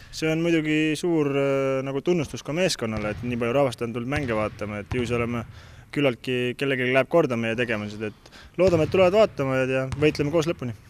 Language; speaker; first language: Estonian; native; Estonian